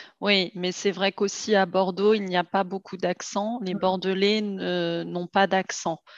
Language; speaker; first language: French; native; French